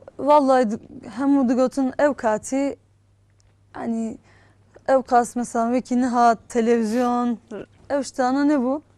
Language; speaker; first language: Kurdish; non-native, local second language; Turkish